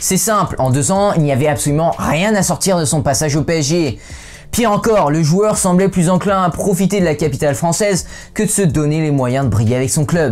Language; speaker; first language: French; native; French